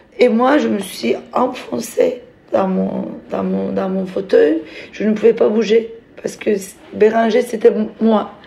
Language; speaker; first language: French; non-native, fluent; Turkish